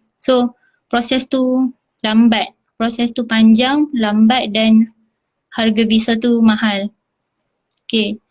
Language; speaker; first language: Malay; native; Malay